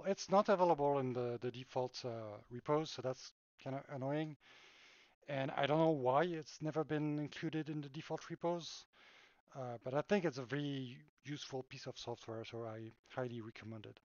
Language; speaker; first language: English; non-native, fluent; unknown